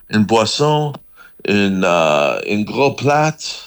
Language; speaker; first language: French; non-native, learner; English